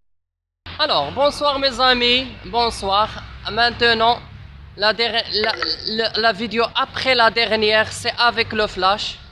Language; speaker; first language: French; non-native, local second language; Arabic